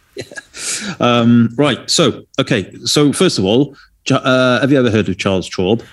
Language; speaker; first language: English; native; English